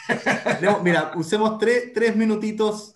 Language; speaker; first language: Spanish; native; Spanish